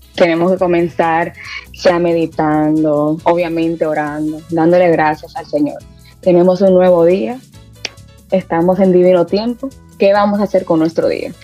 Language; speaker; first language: Spanish; early bilingual, heritage; Spanish